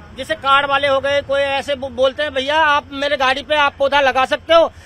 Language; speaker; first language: Hindi; native; Hindi